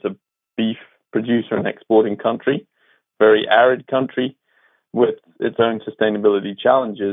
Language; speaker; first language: English; native; English